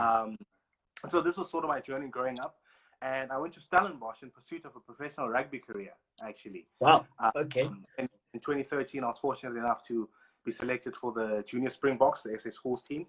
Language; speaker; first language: English; non-native, local second language; Xhosa